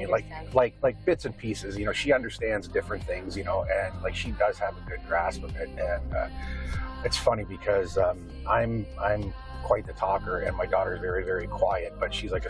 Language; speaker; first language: English; non-native, fluent; Ukrainian